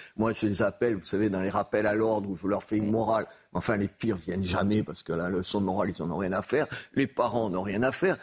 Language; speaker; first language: French; native; French